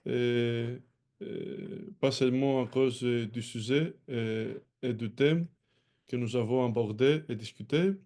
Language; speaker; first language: French; non-native, fluent; Greek